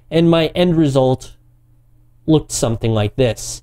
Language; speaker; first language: English; native; English